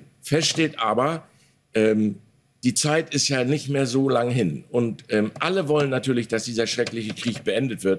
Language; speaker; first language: German; native; German